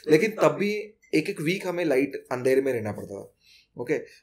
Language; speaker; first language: Hindi; non-native, local second language; Marathi